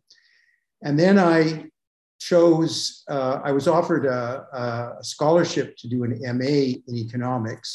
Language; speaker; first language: English; native; English